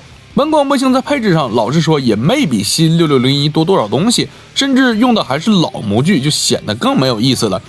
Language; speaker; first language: Chinese; native; Chinese